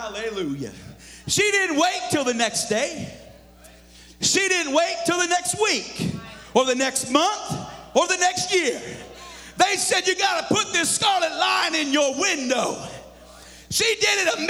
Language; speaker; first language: English; native; English